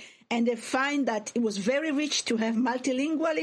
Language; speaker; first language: English; non-native, fluent; Swahili